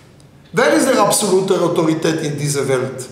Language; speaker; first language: German; non-native, fluent; Hebrew